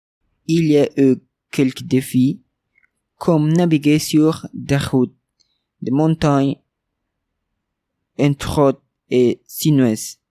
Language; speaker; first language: French; non-native, learner; Spanish